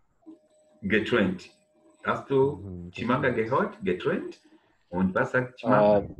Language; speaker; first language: German; non-native, fluent; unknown